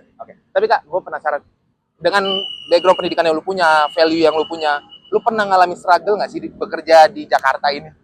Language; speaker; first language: Indonesian; native; Indonesian